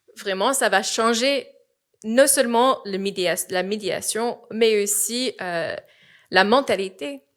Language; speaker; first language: French; non-native, fluent; English